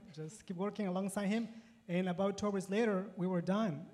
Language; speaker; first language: English; non-native, fluent; Spanish